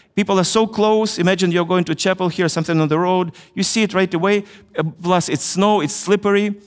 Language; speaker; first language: English; non-native, fluent; Russian